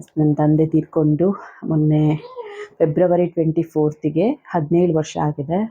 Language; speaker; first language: Kannada; non-native, local second language; Tulu